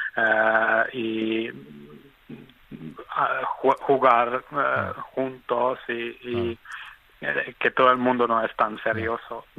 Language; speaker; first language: Spanish; non-native, fluent; Finnish